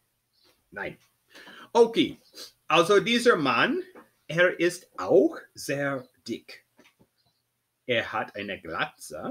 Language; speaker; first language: German; non-native, fluent; English